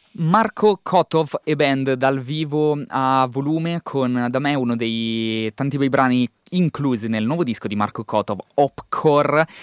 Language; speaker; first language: Italian; native; Italian